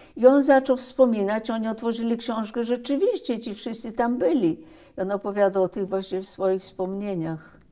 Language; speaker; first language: Polish; early bilingual, heritage; Polish